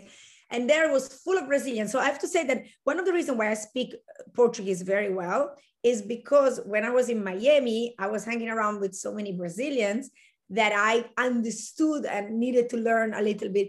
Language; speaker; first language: English; non-native, fluent; Italian